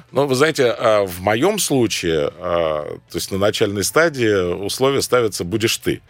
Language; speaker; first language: Russian; non-native, fluent; Arabic